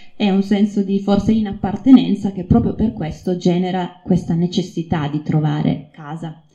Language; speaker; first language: Italian; native; Italian